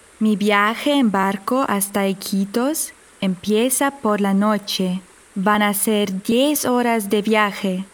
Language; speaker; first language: Spanish; non-native, fluent; German